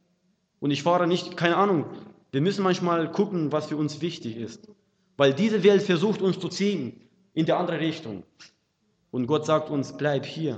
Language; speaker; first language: German; non-native, fluent; Russian